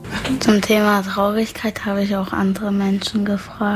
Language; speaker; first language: German; native; German